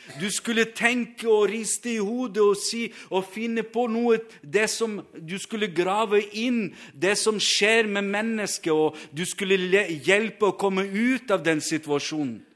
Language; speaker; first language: Norwegian; non-native, fluent; Ukrainian